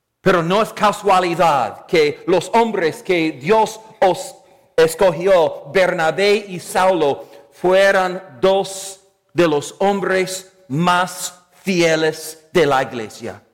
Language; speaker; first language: Spanish; non-native, fluent; English